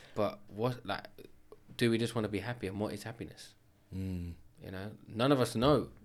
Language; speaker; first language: English; native; English